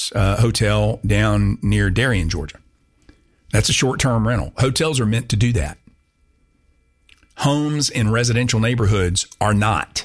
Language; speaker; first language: English; native; English